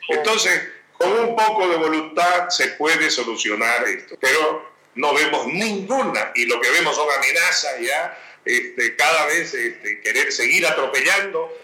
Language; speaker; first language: Spanish; native; Spanish